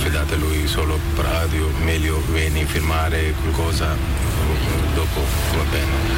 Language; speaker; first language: Italian; non-native, learner; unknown